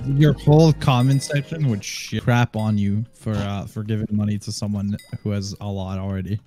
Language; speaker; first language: English; native; English